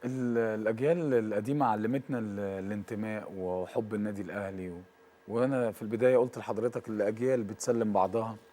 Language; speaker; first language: Arabic; native; Arabic